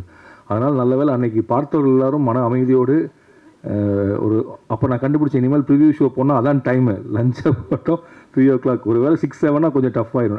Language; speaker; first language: Tamil; native; Tamil